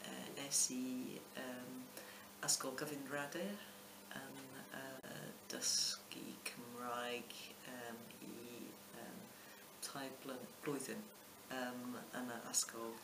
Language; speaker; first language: Welsh; non-native, local second language; English